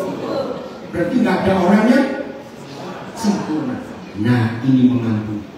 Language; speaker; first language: Indonesian; native; Indonesian